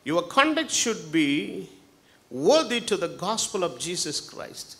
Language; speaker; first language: English; non-native, local second language; Tamil